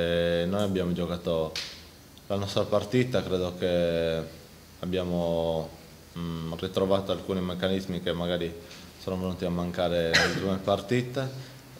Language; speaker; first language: Italian; native; Italian